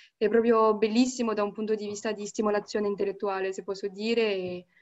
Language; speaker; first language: Italian; non-native, fluent; French